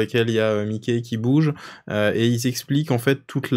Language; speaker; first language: French; native; French